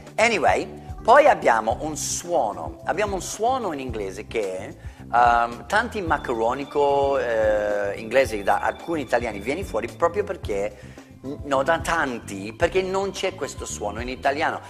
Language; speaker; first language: Italian; non-native, fluent; English